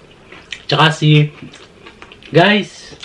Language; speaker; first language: Filipino; native; Filipino